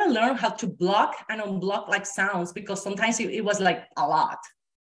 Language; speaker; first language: English; non-native, fluent; Spanish